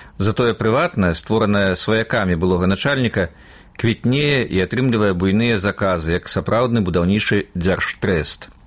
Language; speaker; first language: Belarusian; native; Belarusian